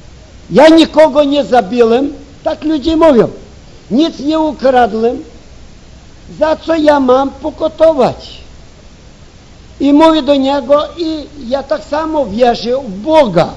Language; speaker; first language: Polish; early bilingual, heritage; Ukrainian